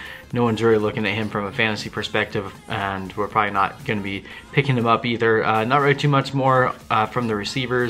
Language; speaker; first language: English; native; English